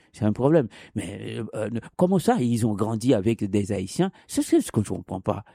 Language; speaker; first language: French; non-native, local second language; Haitian Creole